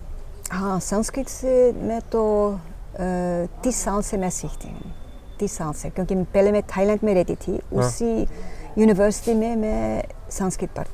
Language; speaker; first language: Hindi; non-native, learner; Dutch